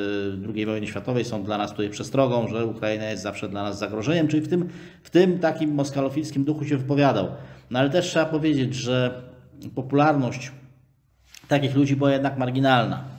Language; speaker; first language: Polish; native; Polish